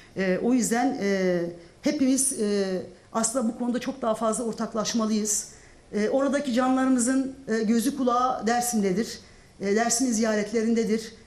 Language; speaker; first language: Turkish; non-native, local second language; Zaza